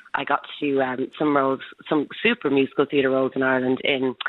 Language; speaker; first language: English; native; English